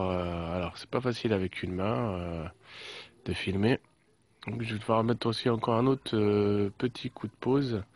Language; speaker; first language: French; native; French